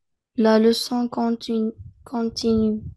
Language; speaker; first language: French; non-native, learner; Arabic